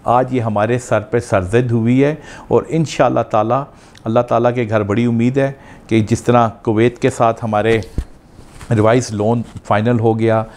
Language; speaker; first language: Urdu; non-native, local second language; Punjabi